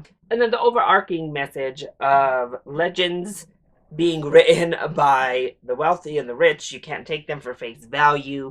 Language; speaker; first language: English; native; English